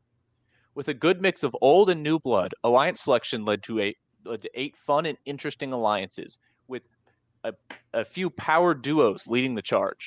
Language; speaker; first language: English; native; English